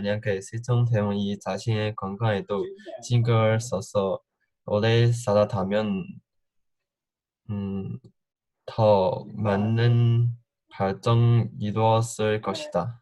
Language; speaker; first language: Korean; non-native, fluent; Chinese